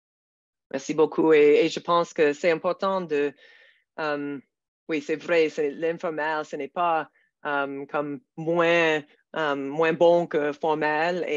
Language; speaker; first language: French; non-native, local second language; English